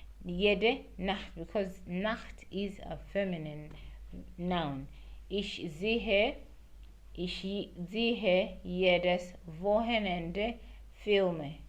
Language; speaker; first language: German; non-native, learner; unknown